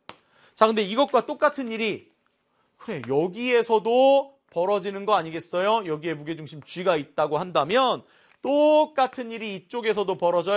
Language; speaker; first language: Korean; native; Korean